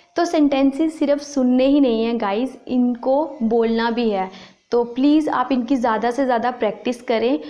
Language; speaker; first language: Hindi; native; Hindi